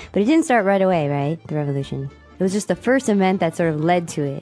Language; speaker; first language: English; native; English